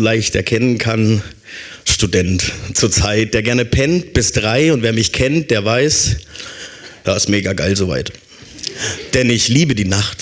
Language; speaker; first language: German; native; German